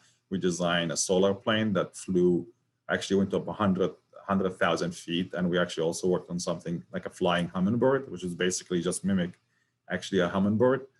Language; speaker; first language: English; non-native, fluent; Arabic